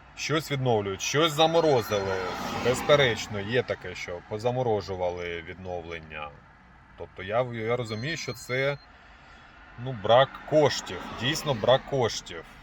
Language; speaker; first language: Ukrainian; non-native, local second language; Russian